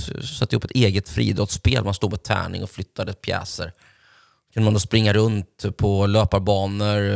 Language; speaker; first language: Swedish; native; Swedish